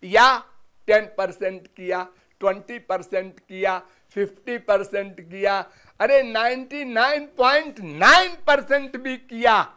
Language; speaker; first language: Hindi; native; Hindi